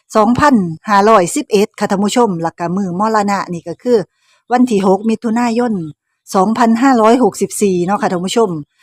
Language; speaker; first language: Thai; native; Thai